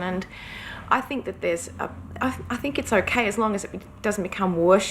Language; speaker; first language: English; native; English